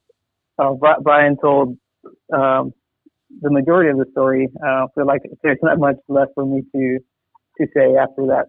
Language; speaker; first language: English; early bilingual, other home language; Spanish